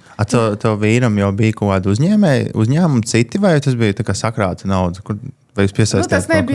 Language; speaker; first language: Latvian; native; Latvian